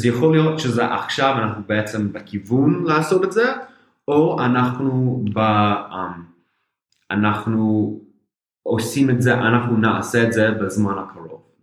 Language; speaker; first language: Hebrew; non-native, fluent; English